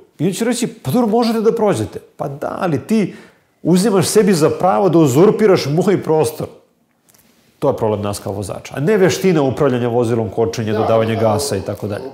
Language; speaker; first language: Serbian; native; Serbian